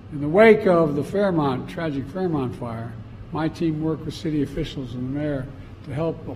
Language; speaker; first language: English; native; English